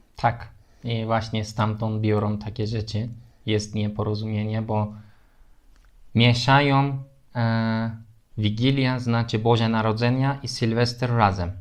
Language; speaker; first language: Polish; non-native, learner; Turkish